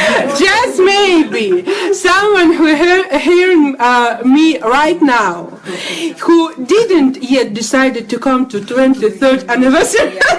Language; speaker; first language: English; non-native, learner; Russian